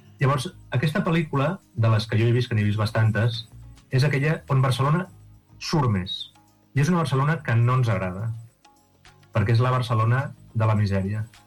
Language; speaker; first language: Catalan; native; Catalan